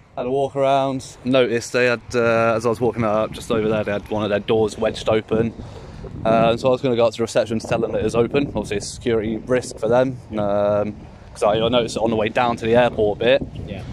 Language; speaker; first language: English; native; English